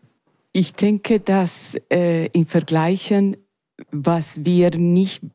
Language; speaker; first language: German; non-native, learner; Spanish